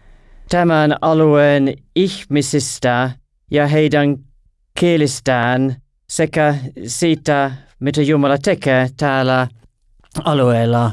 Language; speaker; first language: Finnish; non-native, learner; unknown